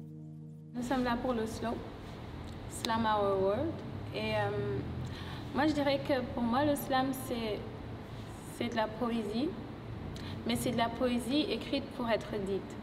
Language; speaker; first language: French; non-native, local second language; Lingala